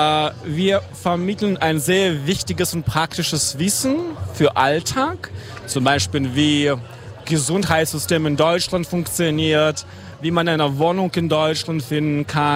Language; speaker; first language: German; non-native, fluent; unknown